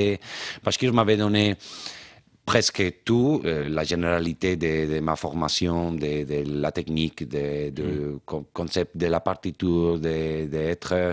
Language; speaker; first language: French; non-native, fluent; Spanish